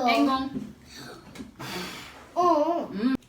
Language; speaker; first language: Swedish; non-native, learner; Thai